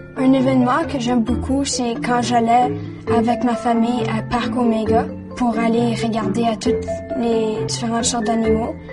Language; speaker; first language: French; native; French